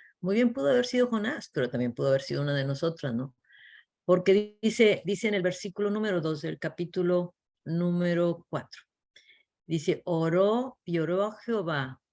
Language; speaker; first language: Spanish; early bilingual, heritage; English